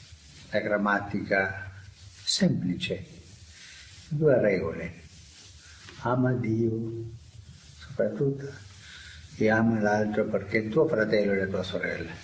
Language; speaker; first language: Italian; non-native, fluent; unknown